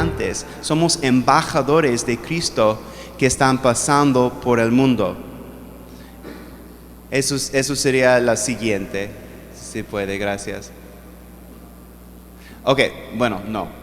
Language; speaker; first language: Spanish; non-native, fluent; English